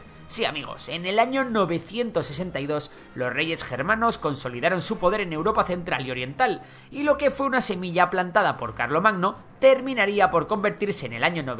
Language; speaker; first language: Spanish; native; Spanish